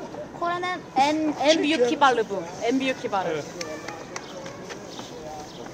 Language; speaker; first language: Turkish; non-native, fluent; Korean